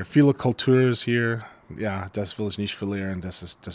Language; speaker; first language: German; non-native, fluent; English